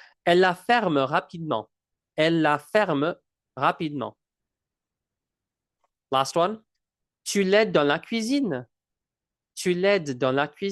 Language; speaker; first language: French; non-native, local second language; English